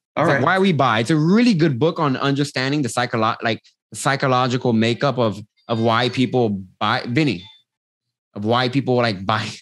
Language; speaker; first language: English; native; English